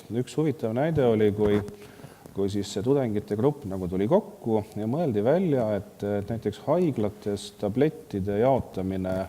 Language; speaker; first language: Estonian; native; Estonian